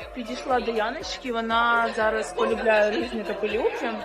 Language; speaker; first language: Ukrainian; native; Ukrainian